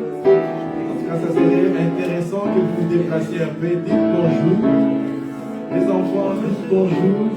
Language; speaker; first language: French; non-native, local second language; Lingala